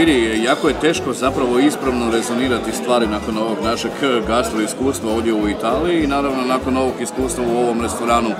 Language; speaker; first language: Croatian; native; Croatian